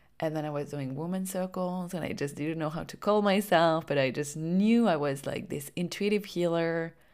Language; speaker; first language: English; non-native, fluent; French